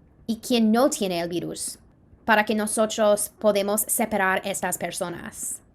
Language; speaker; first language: Spanish; non-native, fluent; English